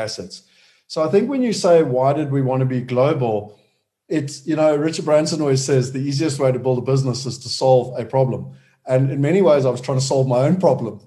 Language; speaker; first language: English; native; English